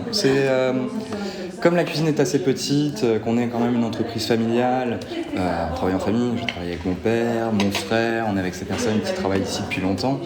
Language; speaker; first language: French; native; French